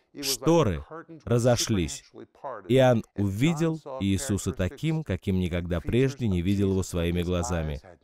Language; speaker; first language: Russian; non-native, fluent; English